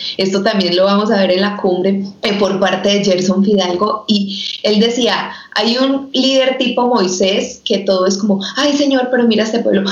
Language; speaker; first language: Spanish; native; Spanish